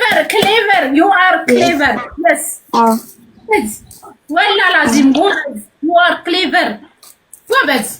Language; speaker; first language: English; non-native, learner; Amharic